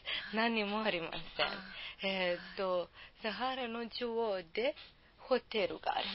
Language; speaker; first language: Japanese; non-native, learner; Serbian